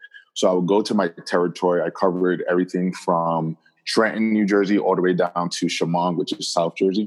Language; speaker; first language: English; native; English